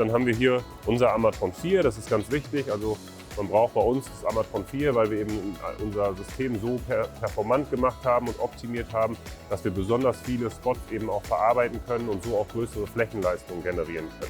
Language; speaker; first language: German; native; German